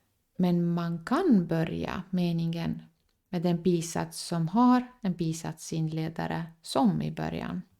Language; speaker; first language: Swedish; non-native, fluent; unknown